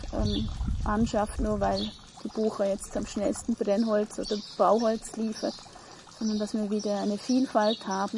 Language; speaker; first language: German; native; German